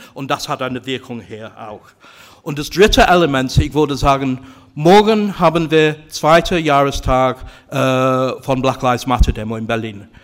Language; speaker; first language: German; non-native, fluent; English